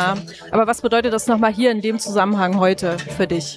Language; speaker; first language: German; native; German